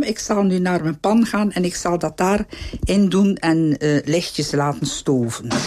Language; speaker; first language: Dutch; native; Dutch